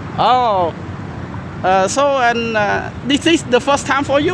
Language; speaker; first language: English; non-native, learner; Khmer